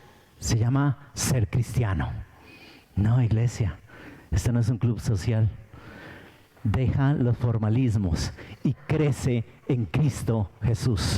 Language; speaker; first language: Spanish; native; Spanish